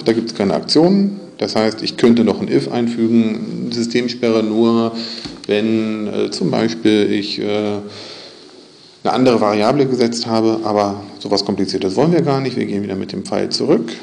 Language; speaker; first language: German; native; German